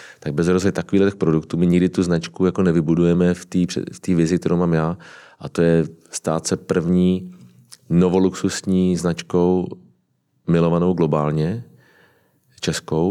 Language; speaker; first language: Czech; native; Czech